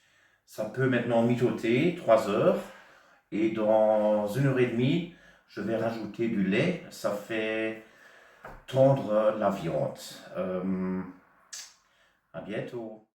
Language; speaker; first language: French; non-native, local second language; German